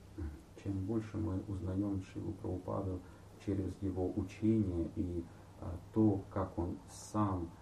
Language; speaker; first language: Russian; native; Russian